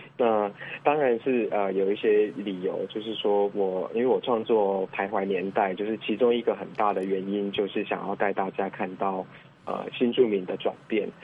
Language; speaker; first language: Chinese; native; Chinese